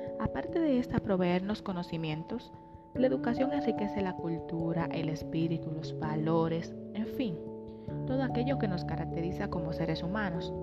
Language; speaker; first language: Spanish; native; Spanish